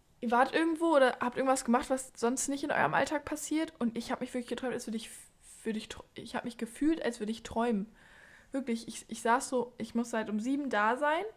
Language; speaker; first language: German; native; German